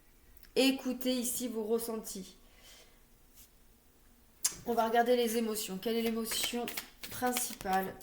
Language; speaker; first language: French; native; French